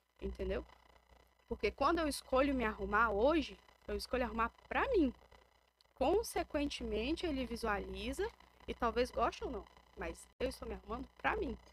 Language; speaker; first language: Portuguese; native; Portuguese